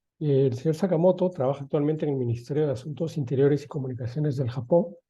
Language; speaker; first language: Spanish; native; Spanish